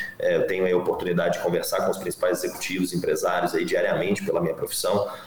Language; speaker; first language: Portuguese; native; Portuguese